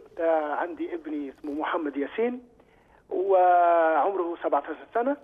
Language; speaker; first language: Arabic; native; Arabic